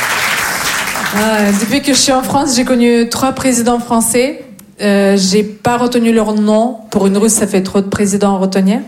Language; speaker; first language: French; non-native, fluent; Russian